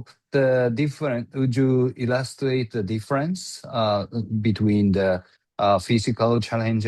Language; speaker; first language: English; non-native, learner; Japanese